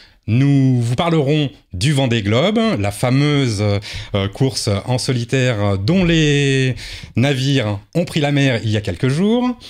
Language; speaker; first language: French; native; French